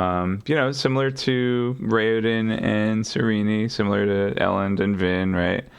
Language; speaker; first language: English; native; English